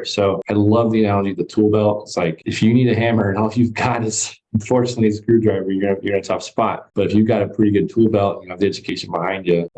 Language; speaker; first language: English; native; English